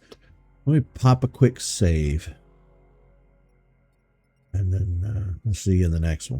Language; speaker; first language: English; native; English